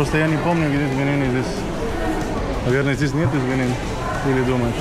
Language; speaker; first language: Russian; non-native, learner; Spanish